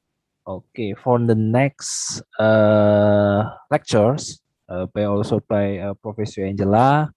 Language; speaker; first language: English; non-native, fluent; Indonesian